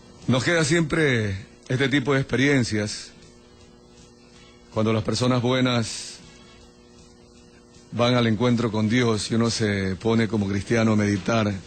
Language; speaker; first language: Spanish; native; Spanish